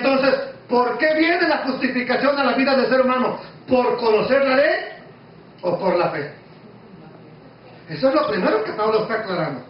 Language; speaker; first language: Spanish; native; Spanish